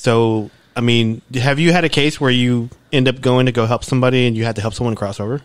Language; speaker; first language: English; native; English